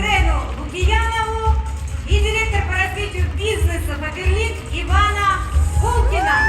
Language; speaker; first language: Russian; native; Russian